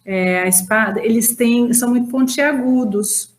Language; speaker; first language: Portuguese; native; Portuguese